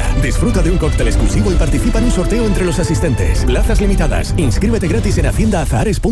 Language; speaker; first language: Spanish; native; Spanish